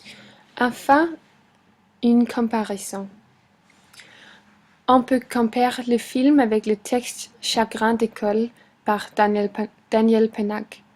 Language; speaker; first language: French; non-native, learner; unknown